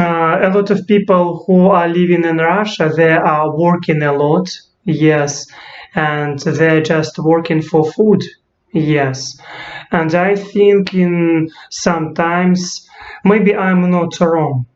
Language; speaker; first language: English; non-native, learner; Russian